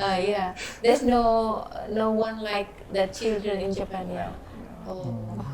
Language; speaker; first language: English; non-native, learner; Indonesian